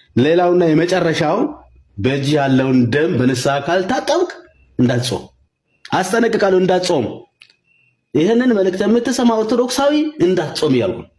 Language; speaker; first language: Amharic; native; Amharic